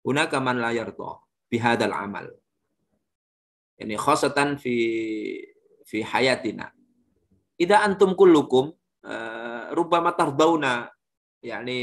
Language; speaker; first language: Arabic; non-native, fluent; Indonesian